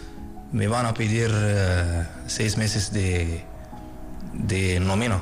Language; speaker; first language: Spanish; non-native, learner; Arabic